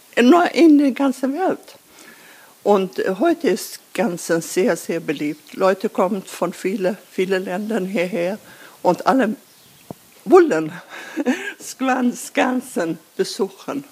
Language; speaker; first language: German; non-native, learner; Swedish